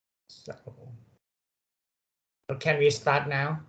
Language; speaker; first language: English; non-native, learner; Thai